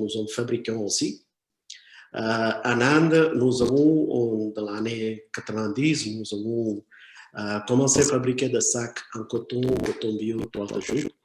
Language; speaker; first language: French; non-native, learner; Tamil